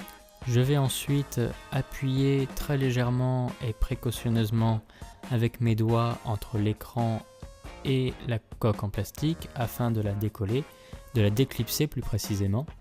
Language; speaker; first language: French; native; French